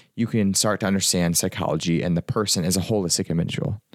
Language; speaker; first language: English; early bilingual, other home language; Italian